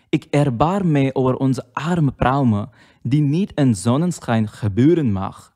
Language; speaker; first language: Dutch; non-native, learner; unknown